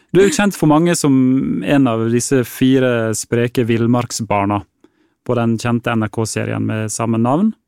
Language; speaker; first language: Norwegian; native; Norwegian